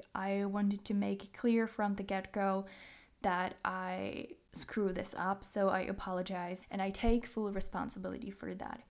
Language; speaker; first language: English; non-native, fluent; Czech